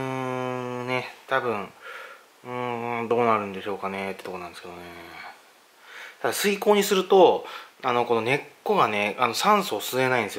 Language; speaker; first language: Japanese; native; Japanese